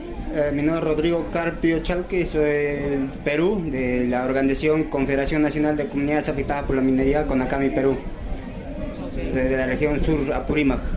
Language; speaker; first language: Spanish; native; Spanish